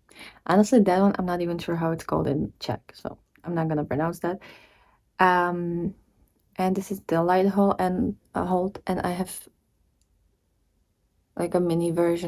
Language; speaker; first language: English; non-native, fluent; Czech